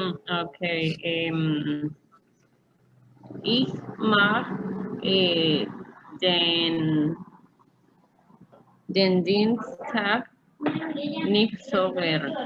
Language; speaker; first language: German; non-native, learner; Spanish